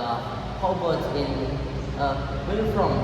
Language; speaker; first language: English; non-native, learner; Indonesian